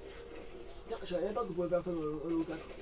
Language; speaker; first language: French; native; French